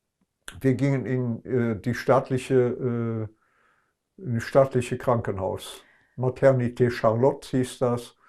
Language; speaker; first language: German; non-native, local second language; Luxembourgish